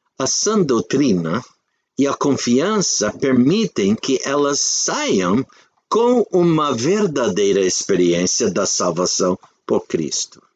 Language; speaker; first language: Portuguese; non-native, fluent; English